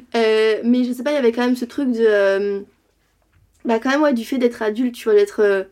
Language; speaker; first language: French; native; French